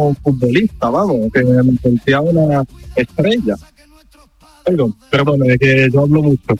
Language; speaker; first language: Spanish; non-native, fluent; Italian